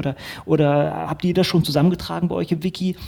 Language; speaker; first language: German; native; German